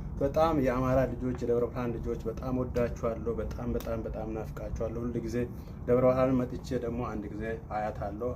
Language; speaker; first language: Amharic; non-native, local second language; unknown